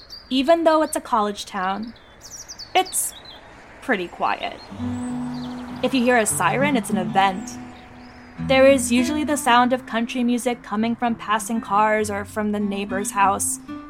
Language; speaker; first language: English; early bilingual, other home language; Greek